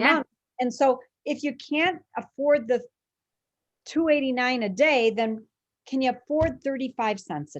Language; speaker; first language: English; native; English